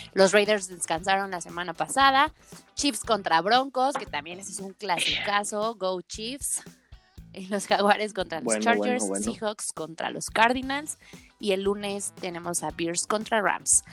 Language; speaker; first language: Spanish; native; Spanish